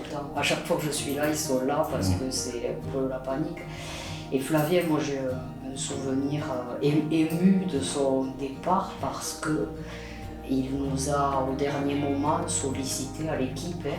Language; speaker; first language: French; native; French